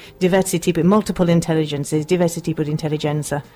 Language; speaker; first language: Italian; non-native, fluent; English